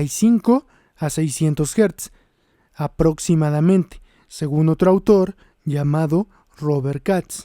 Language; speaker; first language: Spanish; native; Spanish